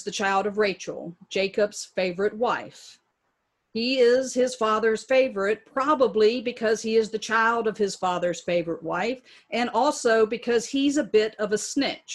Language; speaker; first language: English; native; English